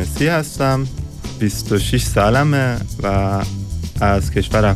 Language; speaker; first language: Slovenian; non-native, fluent; Persian